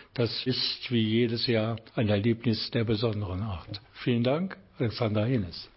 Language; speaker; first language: German; native; German